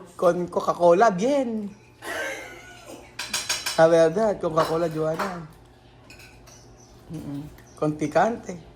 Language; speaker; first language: Spanish; non-native, learner; Filipino